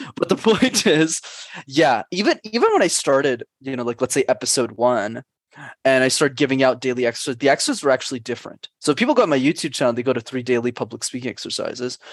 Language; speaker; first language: English; native; English